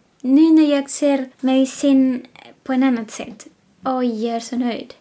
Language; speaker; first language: Swedish; non-native, fluent; Spanish